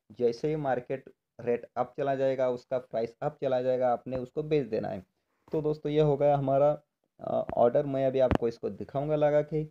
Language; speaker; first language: Hindi; non-native, local second language; Marathi